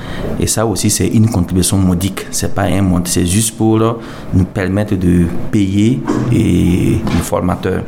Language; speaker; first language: French; non-native, local second language; Mossi